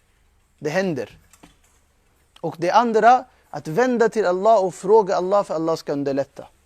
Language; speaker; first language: Swedish; non-native, fluent; Urdu